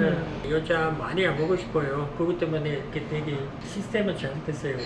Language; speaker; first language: Korean; non-native, learner; Portuguese